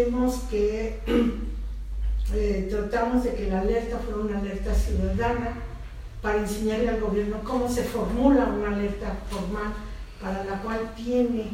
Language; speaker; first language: Spanish; native; Spanish